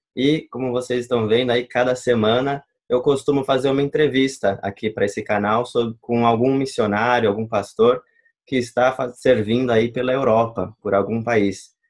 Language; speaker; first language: Portuguese; native; Portuguese